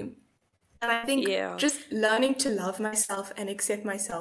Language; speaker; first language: English; native; English